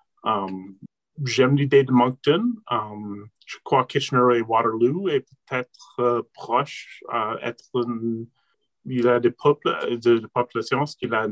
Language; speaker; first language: French; non-native, local second language; English